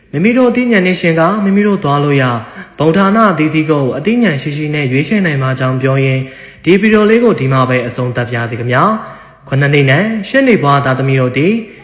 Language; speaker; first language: Burmese; non-native, local second language; Shan